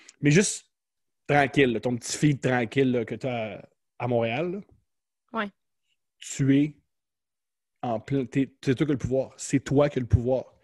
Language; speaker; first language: French; native; French